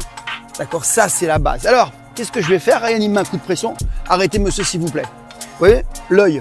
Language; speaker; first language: French; native; French